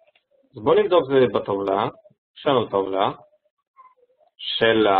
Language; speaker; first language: Hebrew; non-native, fluent; Russian